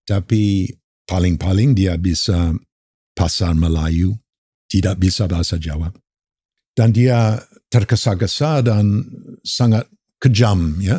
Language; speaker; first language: Indonesian; non-native, fluent; English